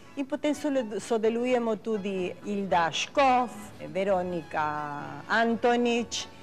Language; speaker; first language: Slovenian; early bilingual, heritage; Slovenian